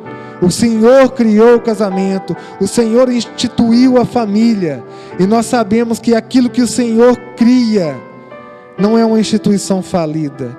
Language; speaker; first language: Portuguese; native; Portuguese